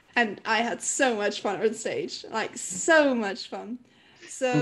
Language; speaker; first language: English; early bilingual, other home language; German